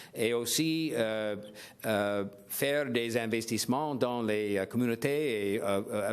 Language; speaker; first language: French; non-native, learner; English